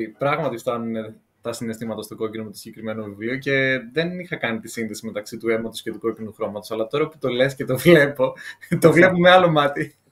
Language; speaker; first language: Greek; native; Greek